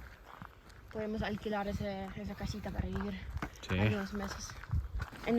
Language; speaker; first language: Spanish; non-native, fluent; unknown